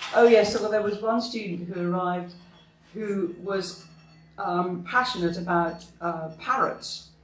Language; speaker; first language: English; native; English